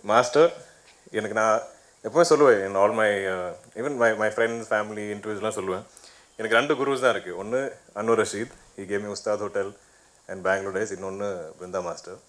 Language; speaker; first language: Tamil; non-native, fluent; Malayalam